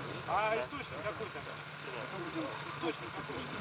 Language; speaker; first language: Russian; native; Russian